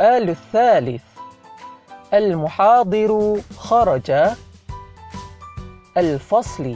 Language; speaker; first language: Arabic; non-native, fluent; Malay